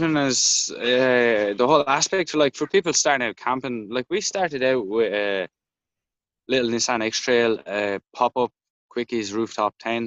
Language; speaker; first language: English; native; English